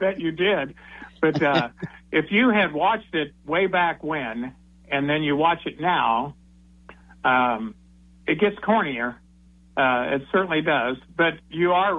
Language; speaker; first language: English; native; English